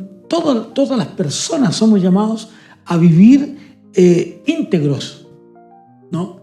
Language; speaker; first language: Spanish; native; Spanish